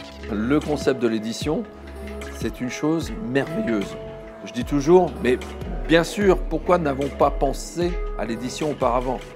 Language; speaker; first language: French; native; French